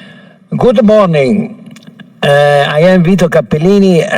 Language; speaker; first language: English; non-native, fluent; Italian